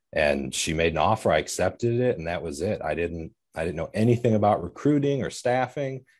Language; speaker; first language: English; native; English